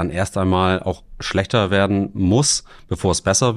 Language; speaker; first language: German; native; German